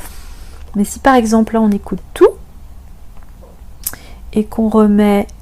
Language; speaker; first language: French; native; French